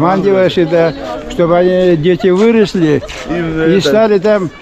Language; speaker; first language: Russian; non-native, fluent; Uzbek